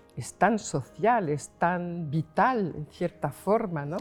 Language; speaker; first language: Spanish; non-native, fluent; French